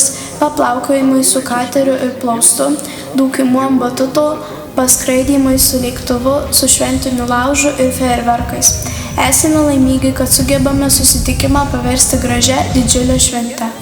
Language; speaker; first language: Lithuanian; native; Lithuanian